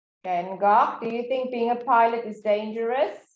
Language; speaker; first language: English; non-native, fluent; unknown